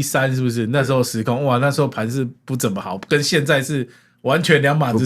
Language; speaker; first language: Chinese; native; Chinese